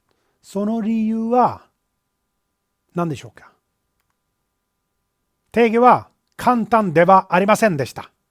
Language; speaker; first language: Japanese; non-native, fluent; Swedish